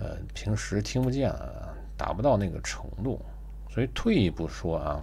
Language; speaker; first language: Chinese; native; Chinese